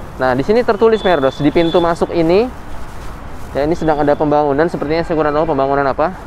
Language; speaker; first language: Indonesian; native; Indonesian